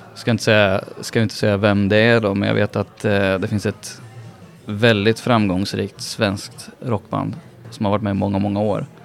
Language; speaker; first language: Swedish; native; Swedish